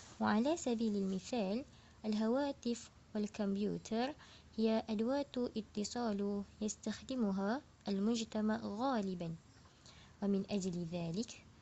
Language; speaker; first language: Arabic; non-native, learner; Malay